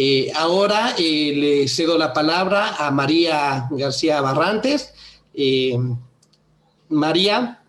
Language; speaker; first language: Spanish; native; Spanish